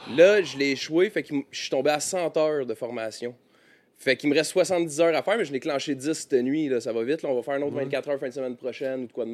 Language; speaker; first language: French; native; French